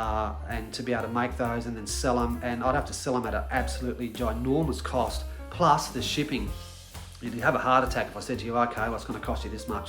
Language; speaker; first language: English; native; English